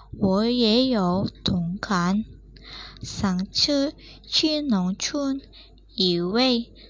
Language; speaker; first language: Chinese; non-native, learner; Indonesian